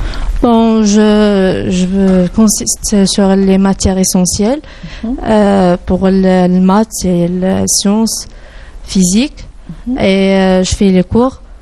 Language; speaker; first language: French; non-native, learner; Arabic